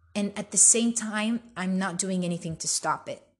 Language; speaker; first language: English; early bilingual, other home language; Arabic